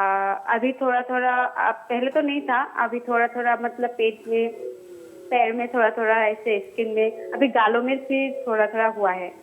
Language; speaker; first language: Hindi; non-native, local second language; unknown